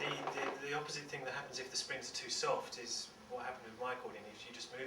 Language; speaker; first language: English; native; English